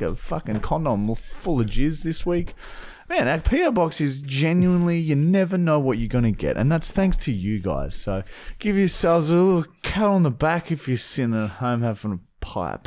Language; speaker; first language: English; early bilingual, other home language; German